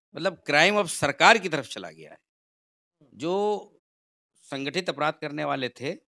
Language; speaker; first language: Hindi; native; Hindi